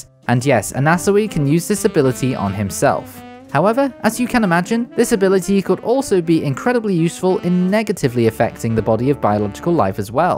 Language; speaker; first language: English; native; English